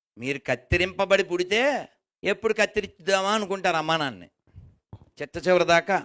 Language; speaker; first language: Telugu; native; Telugu